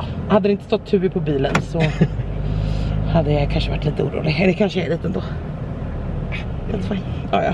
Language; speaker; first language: Swedish; native; Swedish